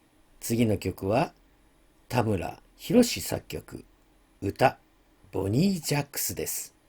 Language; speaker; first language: Japanese; native; Japanese